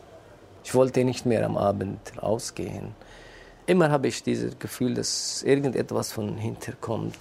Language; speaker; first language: German; non-native, fluent; Kurdish